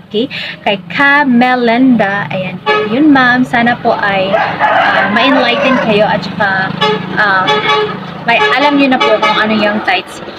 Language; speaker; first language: Filipino; non-native, local second language; Cebuano